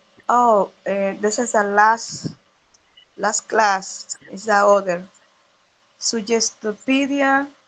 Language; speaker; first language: English; non-native, learner; Spanish